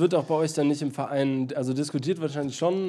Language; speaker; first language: German; native; German